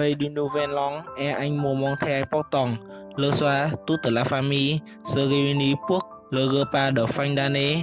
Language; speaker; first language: French; non-native, learner; Vietnamese